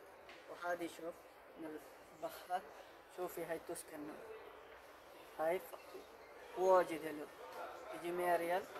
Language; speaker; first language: Arabic; non-native, learner; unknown